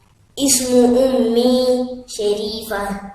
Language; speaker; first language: Arabic; non-native, learner; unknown